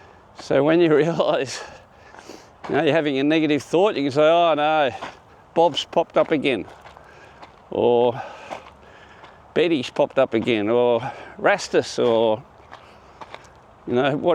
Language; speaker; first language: English; native; English